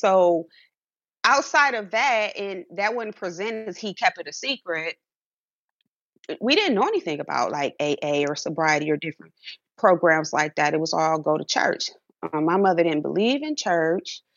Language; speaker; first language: English; native; English